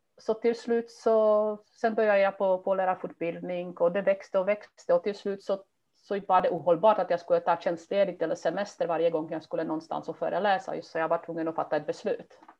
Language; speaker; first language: Swedish; non-native, fluent; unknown